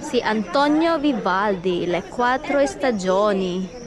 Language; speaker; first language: Italian; non-native, learner; Filipino